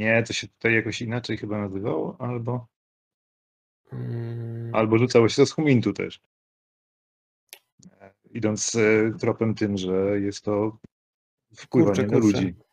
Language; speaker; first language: Polish; native; Polish